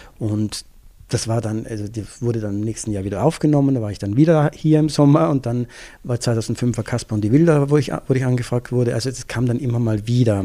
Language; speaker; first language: German; native; German